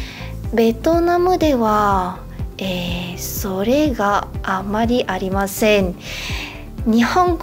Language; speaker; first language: Japanese; non-native, fluent; Vietnamese